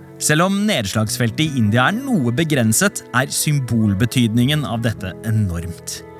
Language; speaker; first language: Norwegian; early bilingual, other home language; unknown